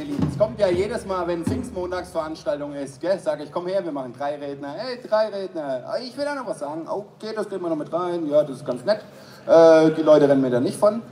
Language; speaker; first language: German; native; German